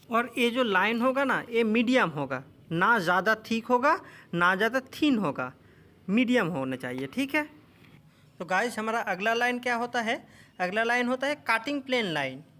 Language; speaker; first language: Hindi; non-native, local second language; Bangla